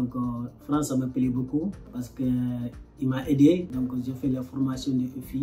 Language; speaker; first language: French; non-native, local second language; Soninke